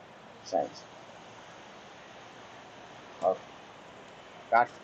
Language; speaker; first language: English; non-native, learner; Nepali